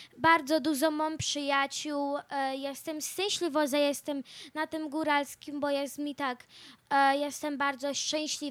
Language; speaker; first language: Polish; early bilingual, heritage; Polish